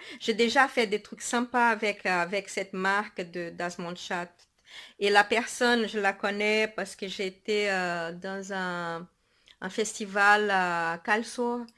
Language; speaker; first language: French; non-native, fluent; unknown